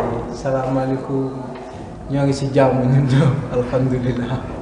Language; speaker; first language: Italian; non-native, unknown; Wolof